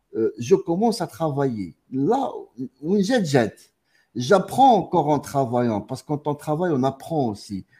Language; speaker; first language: French; non-native, local second language; Arabic